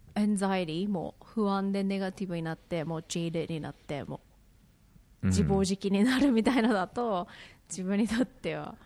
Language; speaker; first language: Japanese; early bilingual, heritage; Japanese